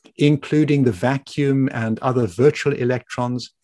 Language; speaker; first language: English; native; English